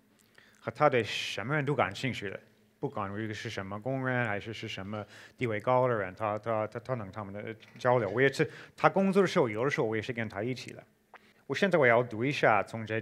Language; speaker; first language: Chinese; non-native, fluent; English